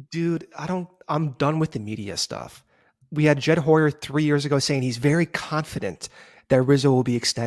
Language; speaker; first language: English; native; English